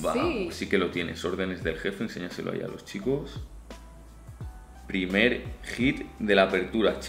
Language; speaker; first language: Spanish; native; Spanish